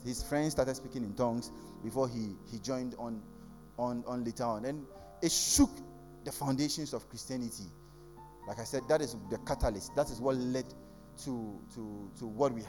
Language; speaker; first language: English; non-native, local second language; Akan